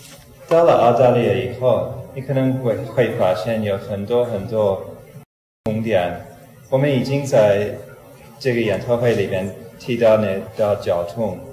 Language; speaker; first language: Chinese; non-native, fluent; English